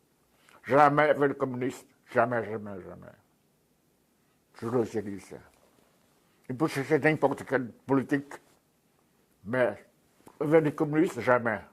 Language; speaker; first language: French; non-native, fluent; Vietnamese